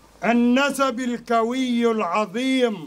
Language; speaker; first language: Arabic; native; Arabic